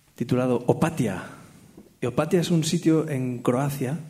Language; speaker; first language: Spanish; non-native, local second language; Catalan